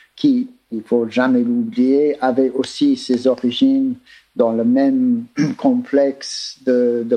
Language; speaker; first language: French; non-native, fluent; English